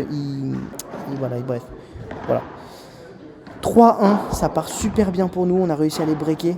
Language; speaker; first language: French; native; French